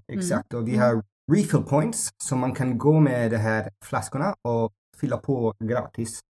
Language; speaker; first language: Swedish; non-native, learner; Amharic